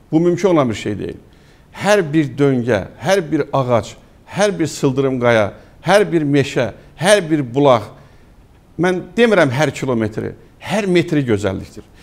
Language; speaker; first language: Azerbaijani; native; Azerbaijani